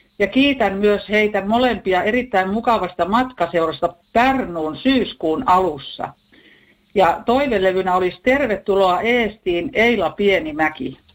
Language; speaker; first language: Finnish; native; Finnish